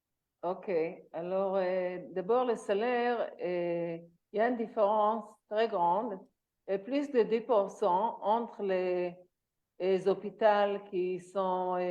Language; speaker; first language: French; non-native, learner; Hebrew